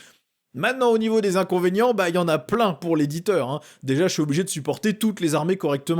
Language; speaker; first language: French; native; French